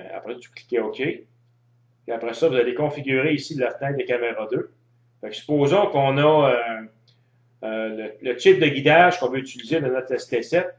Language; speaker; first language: French; native; French